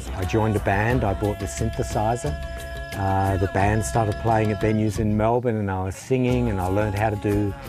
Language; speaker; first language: English; native; English